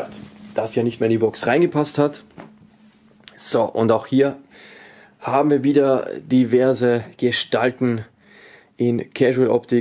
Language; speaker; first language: German; native; German